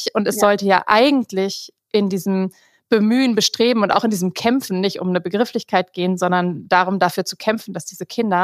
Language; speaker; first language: German; native; German